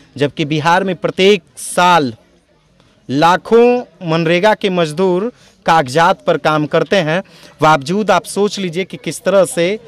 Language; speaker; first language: Hindi; native; Hindi